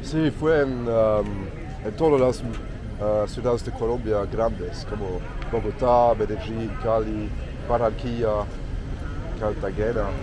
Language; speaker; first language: Spanish; non-native, learner; Luxembourgish